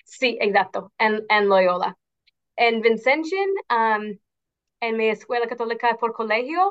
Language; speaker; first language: Spanish; non-native, fluent; English